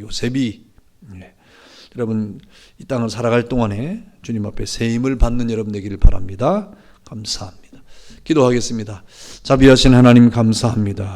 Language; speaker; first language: Korean; native; Korean